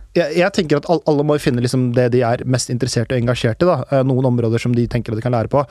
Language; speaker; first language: Norwegian; early bilingual, other home language; Urdu